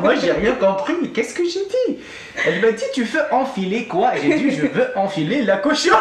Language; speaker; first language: French; non-native, local second language; Arabic